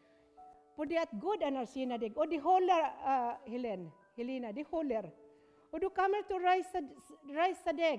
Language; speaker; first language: Norwegian; non-native, fluent; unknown